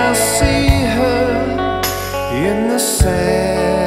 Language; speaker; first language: English; native; English